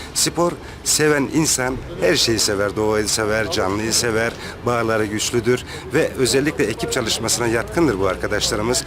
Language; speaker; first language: Turkish; native; Turkish